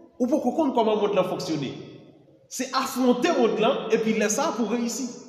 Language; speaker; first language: French; non-native, local second language; Haitian Creole